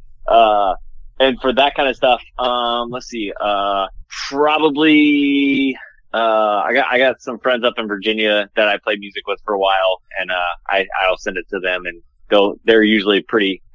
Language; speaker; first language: English; native; English